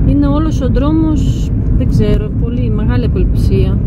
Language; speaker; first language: Greek; native; Greek